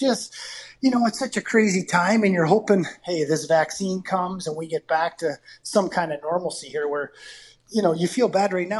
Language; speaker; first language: English; native; English